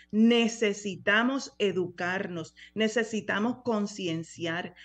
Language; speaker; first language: Spanish; native; Spanish